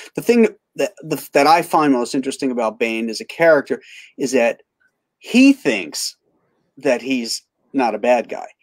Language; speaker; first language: English; native; English